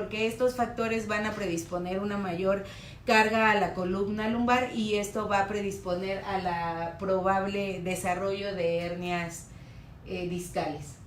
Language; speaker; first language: Spanish; native; Spanish